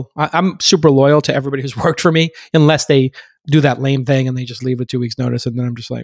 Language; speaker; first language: English; native; English